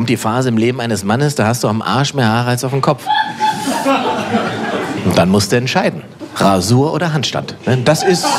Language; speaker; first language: German; native; German